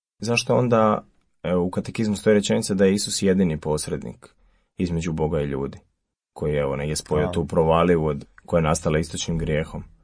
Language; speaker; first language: Croatian; native; Croatian